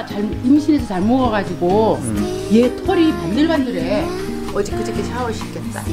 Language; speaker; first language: Korean; native; Korean